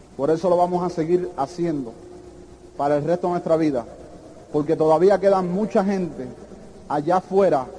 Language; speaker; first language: Spanish; early bilingual, heritage; Spanish